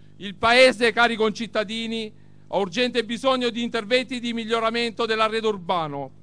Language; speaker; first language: Italian; native; Italian